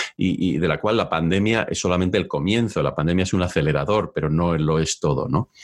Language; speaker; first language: Spanish; native; Spanish